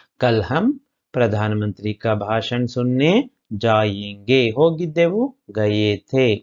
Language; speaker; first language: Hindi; non-native, local second language; Kannada